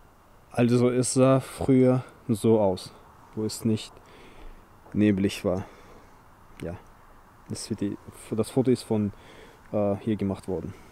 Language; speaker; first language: German; early bilingual, other home language; Chechen